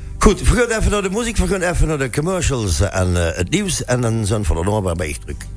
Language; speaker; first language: Dutch; native; Dutch